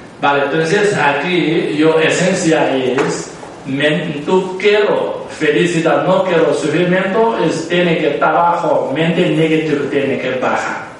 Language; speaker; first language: Spanish; non-native, learner; Tibetan